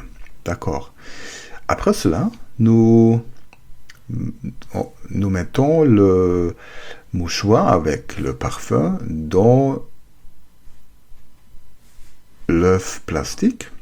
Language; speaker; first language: French; non-native, learner; German